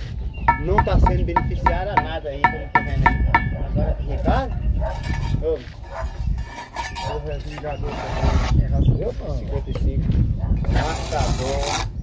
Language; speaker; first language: Portuguese; native; Portuguese